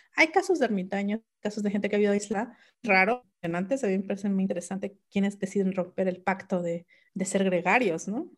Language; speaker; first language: Spanish; non-native, local second language; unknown